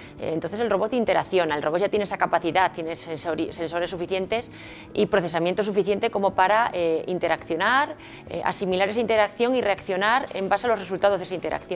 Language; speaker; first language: Spanish; native; Spanish